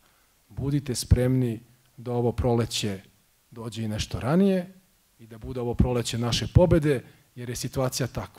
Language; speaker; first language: Croatian; native; Croatian